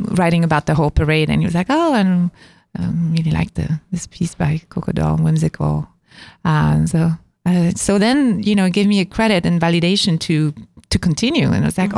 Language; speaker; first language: English; non-native, fluent; French